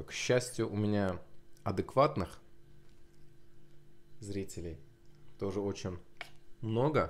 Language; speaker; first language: Russian; non-native, local second language; Azerbaijani